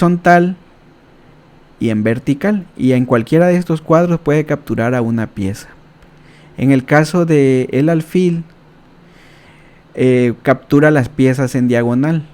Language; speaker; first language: Spanish; native; Spanish